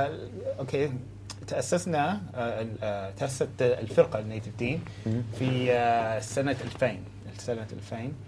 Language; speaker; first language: Arabic; non-native, learner; English